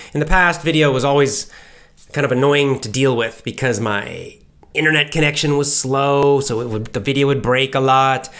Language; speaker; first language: English; native; English